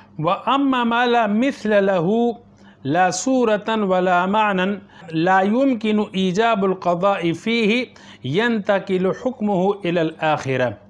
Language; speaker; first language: Arabic; non-native, fluent; Urdu